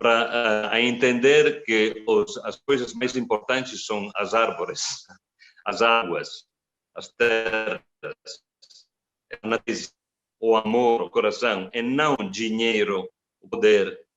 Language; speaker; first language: Portuguese; non-native, fluent; Italian